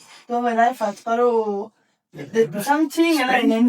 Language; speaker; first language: Danish; non-native, learner; Spanish